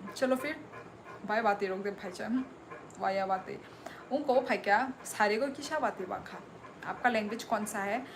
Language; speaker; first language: Hindi; non-native, local second language; Kok Borok